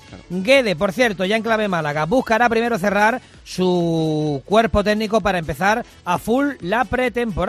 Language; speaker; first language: Spanish; native; Spanish